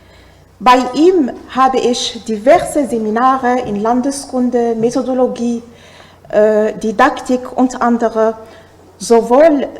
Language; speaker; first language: German; non-native, fluent; Arabic